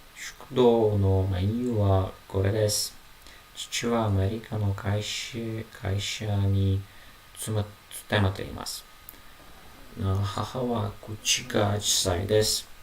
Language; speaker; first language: Japanese; non-native, learner; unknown